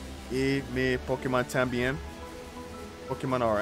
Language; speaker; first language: Spanish; non-native, learner; English